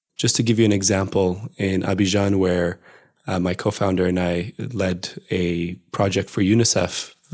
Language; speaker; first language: English; non-native, fluent; Amharic